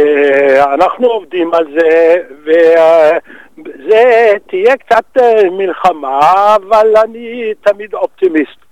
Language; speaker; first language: Hebrew; non-native, fluent; Danish